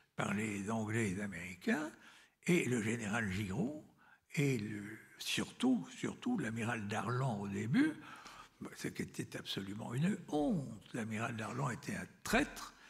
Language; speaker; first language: French; native; French